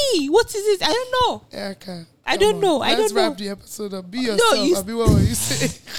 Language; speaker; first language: English; non-native, local second language; Yoruba